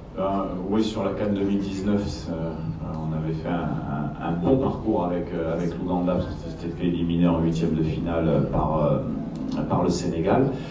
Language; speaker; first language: French; native; French